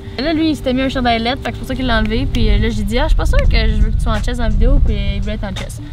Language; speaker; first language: French; native; French